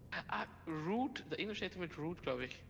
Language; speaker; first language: German; native; German